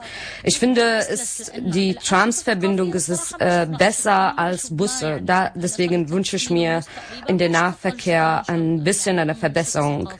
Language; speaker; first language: German; non-native, learner; Arabic